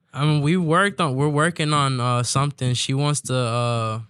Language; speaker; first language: English; native; English